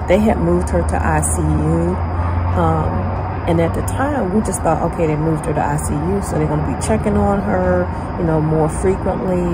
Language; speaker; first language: English; native; English